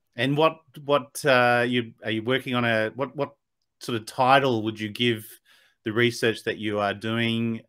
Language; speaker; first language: English; native; English